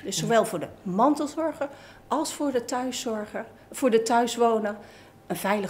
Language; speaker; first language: Dutch; native; Dutch